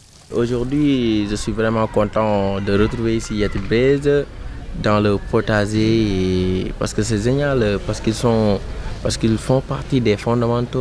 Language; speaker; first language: French; non-native, local second language; Wolof